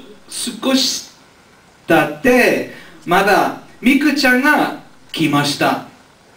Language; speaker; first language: Japanese; non-native, learner; English